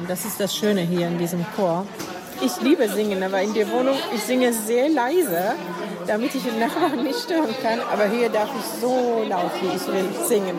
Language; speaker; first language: German; non-native, fluent; Arabic